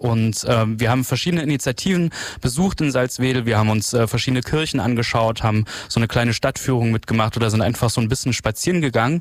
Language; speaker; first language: German; native; German